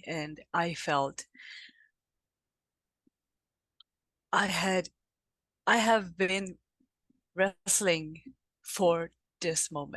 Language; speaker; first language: English; non-native, learner; Japanese